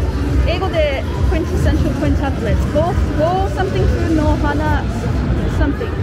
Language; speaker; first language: Japanese; non-native, learner; English